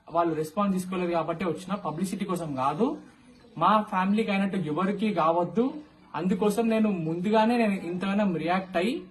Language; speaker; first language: Telugu; native; Telugu